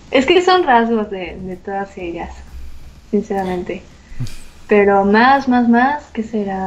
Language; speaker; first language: Spanish; native; Spanish